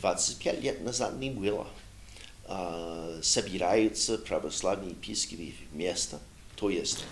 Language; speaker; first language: Russian; non-native, learner; English